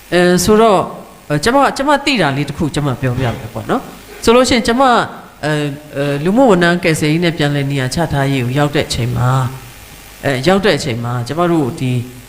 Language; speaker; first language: Burmese; native; Burmese